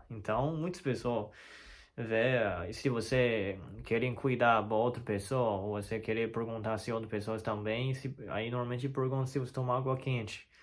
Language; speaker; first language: Portuguese; non-native, learner; Chinese